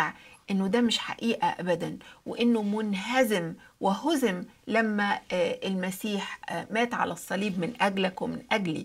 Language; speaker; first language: Arabic; native; Arabic